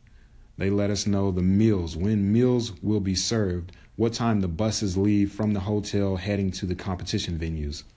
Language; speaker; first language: English; native; English